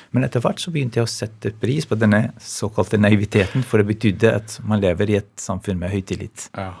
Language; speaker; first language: Norwegian; non-native, fluent; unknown